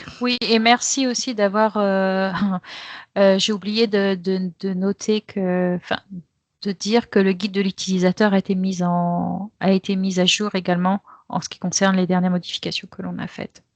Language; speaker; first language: French; native; French